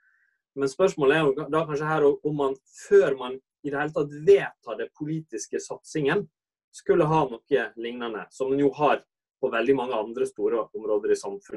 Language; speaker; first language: Norwegian; native; Norwegian